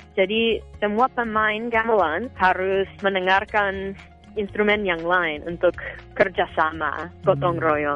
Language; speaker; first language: Indonesian; non-native, fluent; English